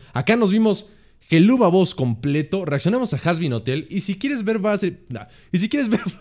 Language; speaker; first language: Spanish; native; Spanish